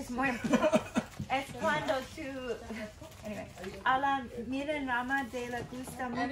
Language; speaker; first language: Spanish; non-native, learner; English